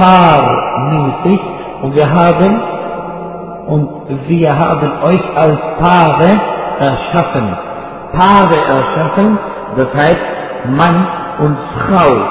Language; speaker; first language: German; non-native, fluent; Arabic